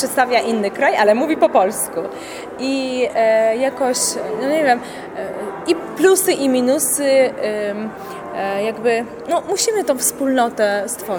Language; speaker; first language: Polish; non-native, fluent; Armenian